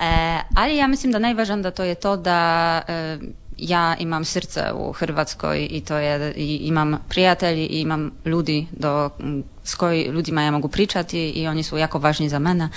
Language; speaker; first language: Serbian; non-native, learner; Polish